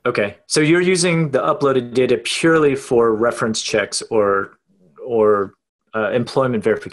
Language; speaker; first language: English; native; English